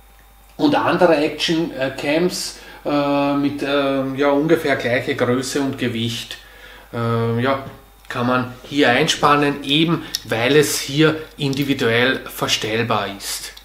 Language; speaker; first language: German; native; German